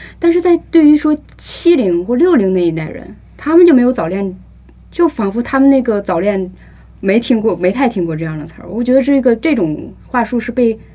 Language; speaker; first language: Chinese; native; Chinese